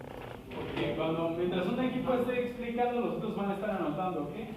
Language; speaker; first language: Spanish; native; Spanish